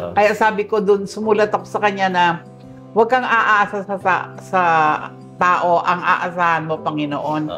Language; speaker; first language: Filipino; native; Filipino